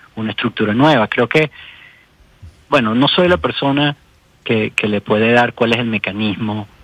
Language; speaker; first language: Spanish; native; Spanish